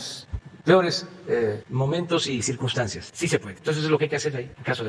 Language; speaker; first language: Spanish; native; Spanish